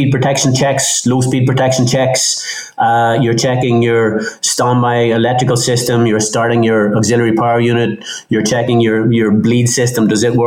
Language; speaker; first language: English; native; English